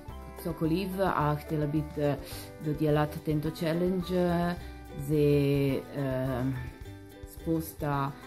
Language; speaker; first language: Czech; non-native, learner; Italian